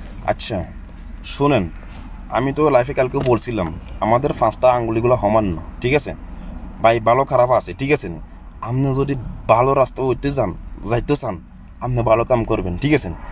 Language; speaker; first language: Bangla; non-native, fluent; Zulu